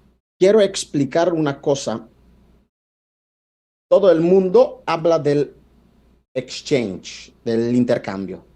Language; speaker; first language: Spanish; non-native, fluent; Italian